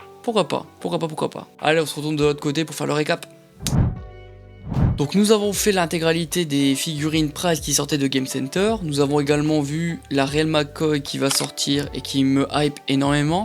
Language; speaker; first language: French; native; French